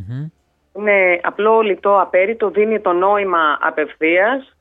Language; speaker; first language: Greek; native; Greek